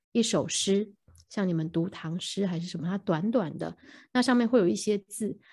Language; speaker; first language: Chinese; native; Chinese